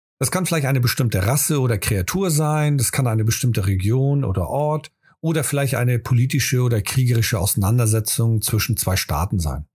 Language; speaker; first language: German; native; German